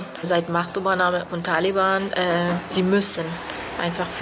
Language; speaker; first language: German; non-native, learner; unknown